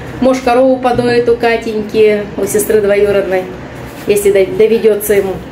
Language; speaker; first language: Russian; native; Russian